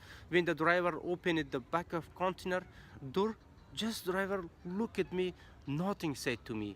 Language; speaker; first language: English; non-native, learner; Persian